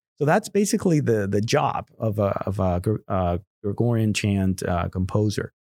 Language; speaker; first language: English; non-native, fluent; Spanish